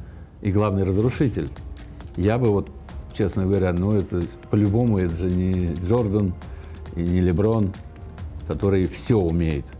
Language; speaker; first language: Russian; native; Russian